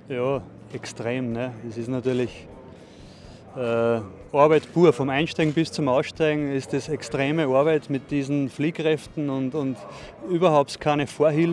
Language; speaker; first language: German; native; German